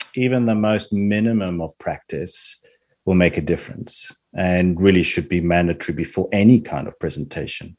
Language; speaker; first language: English; non-native, fluent; Spanish